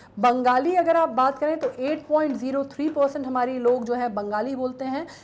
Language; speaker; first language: Hindi; native; Hindi